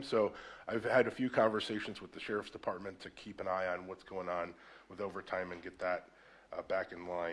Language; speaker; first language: English; native; English